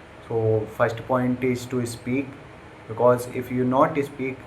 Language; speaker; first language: English; non-native, learner; Hindi